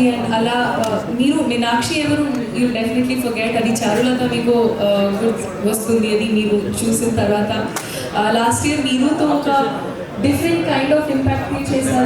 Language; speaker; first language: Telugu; non-native, local second language; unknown